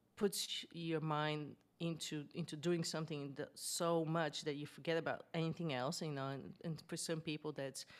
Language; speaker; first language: English; non-native, fluent; Bulgarian